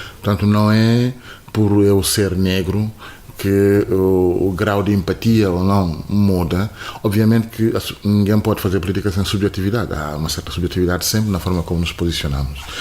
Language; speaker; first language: Portuguese; non-native, fluent; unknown